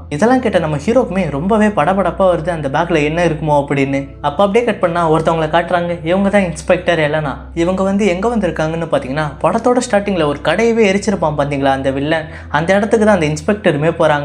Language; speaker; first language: Tamil; native; Tamil